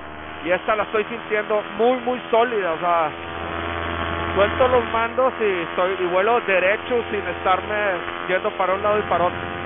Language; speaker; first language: Spanish; native; Spanish